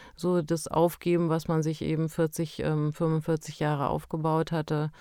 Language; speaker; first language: German; early bilingual, other home language; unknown